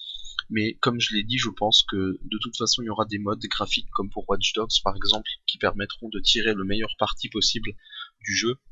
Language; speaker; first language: French; native; French